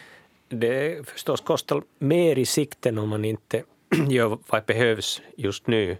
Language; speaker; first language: Swedish; non-native, local second language; Finnish